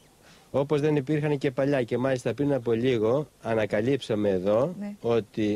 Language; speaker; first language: Greek; native; Greek